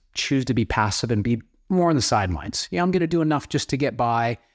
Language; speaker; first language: English; native; English